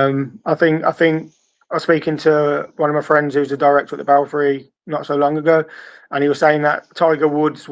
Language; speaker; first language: English; native; English